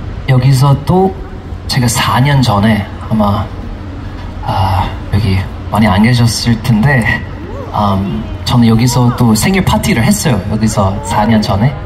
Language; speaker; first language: Korean; non-native, fluent; English